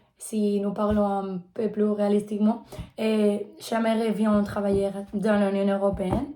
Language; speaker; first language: French; non-native, learner; Spanish